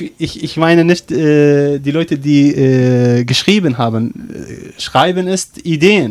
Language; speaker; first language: German; non-native, learner; Arabic